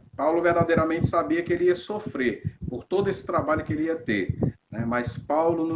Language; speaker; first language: Portuguese; native; Portuguese